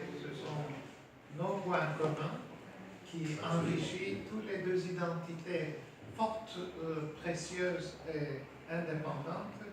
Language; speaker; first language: French; non-native, fluent; Turkish